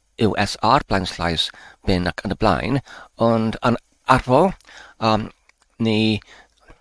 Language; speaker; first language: Welsh; non-native, learner; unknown